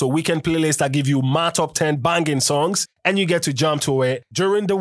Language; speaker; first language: English; non-native, local second language; Akan